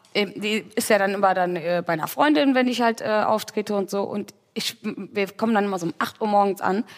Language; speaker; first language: German; early bilingual, other home language; Tigrinya